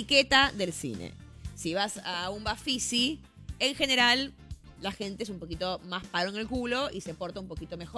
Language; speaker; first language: Spanish; native; Spanish